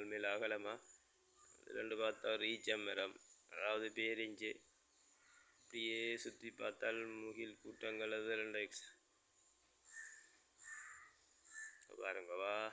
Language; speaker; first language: Tamil; native; Tamil